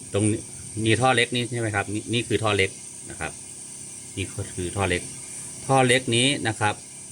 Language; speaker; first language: Thai; native; Thai